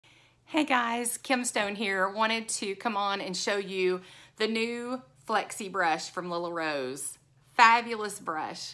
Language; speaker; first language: English; native; English